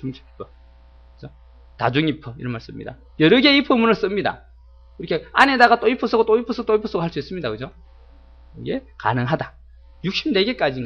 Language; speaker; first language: Korean; native; Korean